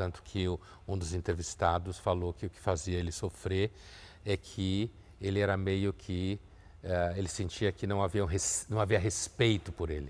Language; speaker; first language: Portuguese; native; Portuguese